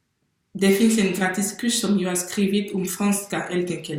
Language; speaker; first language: Swedish; non-native, fluent; French